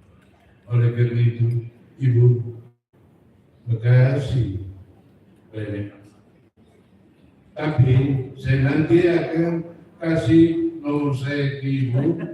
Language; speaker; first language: Indonesian; non-native, fluent; German